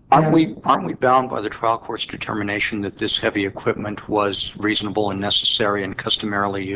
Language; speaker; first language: English; native; English